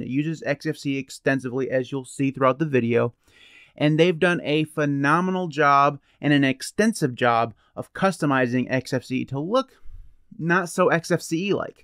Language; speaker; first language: English; native; English